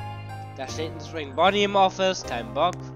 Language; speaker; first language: German; native; German